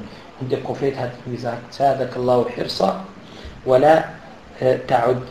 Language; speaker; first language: German; non-native, fluent; Arabic